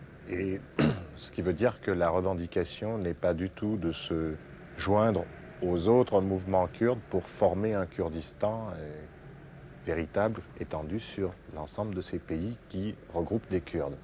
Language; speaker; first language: French; native; French